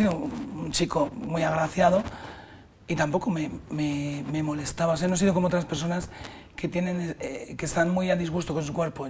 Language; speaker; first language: Spanish; native; Spanish